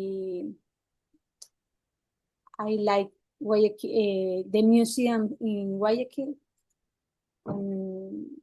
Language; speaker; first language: English; non-native, learner; Spanish